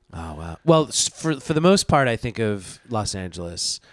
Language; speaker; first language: English; native; English